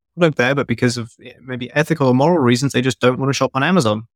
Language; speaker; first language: English; native; English